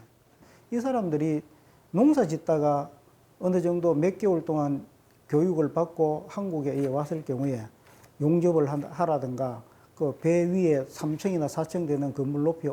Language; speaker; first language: Korean; native; Korean